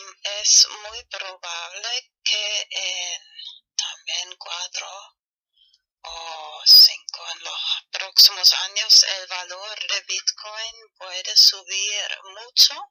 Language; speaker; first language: Spanish; non-native, learner; German